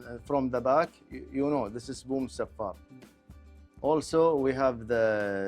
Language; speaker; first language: English; non-native, local second language; Arabic